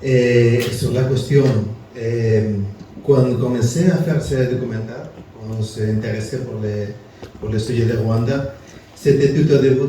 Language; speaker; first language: French; non-native, learner; Spanish